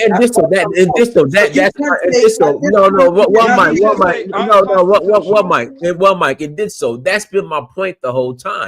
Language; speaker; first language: English; native; English